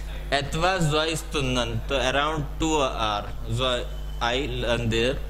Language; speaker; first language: English; non-native, local second language; Hindi